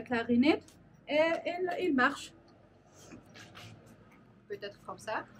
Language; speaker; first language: French; non-native, learner; Arabic